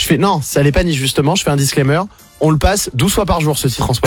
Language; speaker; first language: French; native; French